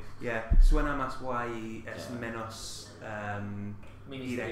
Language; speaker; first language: Spanish; non-native, fluent; English